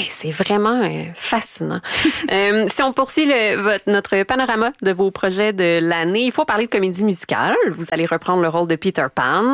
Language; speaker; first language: French; native; French